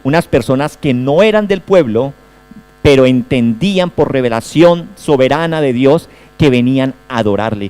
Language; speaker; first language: Spanish; native; Spanish